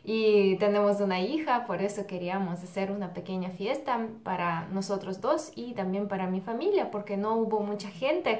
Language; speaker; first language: Spanish; non-native, fluent; Russian